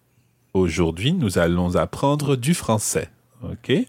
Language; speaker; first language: French; non-native, fluent; English